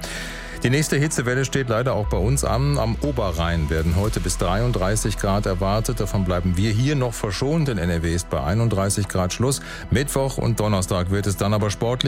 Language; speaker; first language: German; native; German